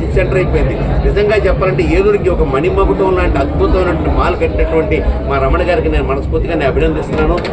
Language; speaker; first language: Telugu; native; Telugu